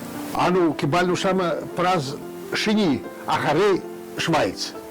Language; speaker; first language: Hebrew; non-native, learner; Russian